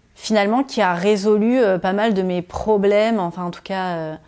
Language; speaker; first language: French; native; French